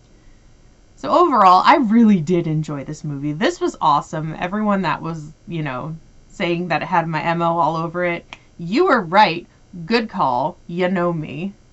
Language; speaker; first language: English; native; English